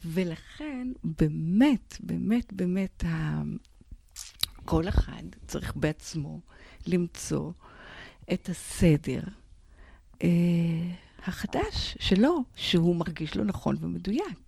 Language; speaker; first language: Hebrew; non-native, fluent; English